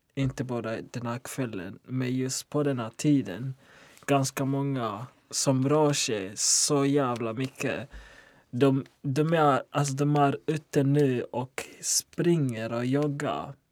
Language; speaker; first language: Swedish; non-native, local second language; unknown